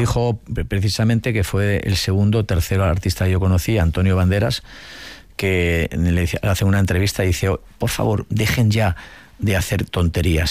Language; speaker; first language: Spanish; native; Spanish